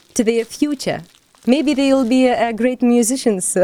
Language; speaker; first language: English; non-native, learner; Lithuanian